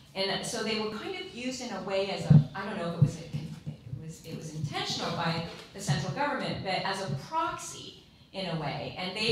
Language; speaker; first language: English; native; English